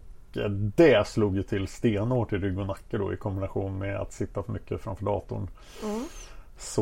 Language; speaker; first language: Swedish; native; Swedish